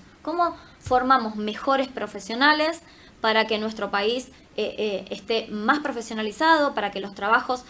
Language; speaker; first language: Spanish; native; Spanish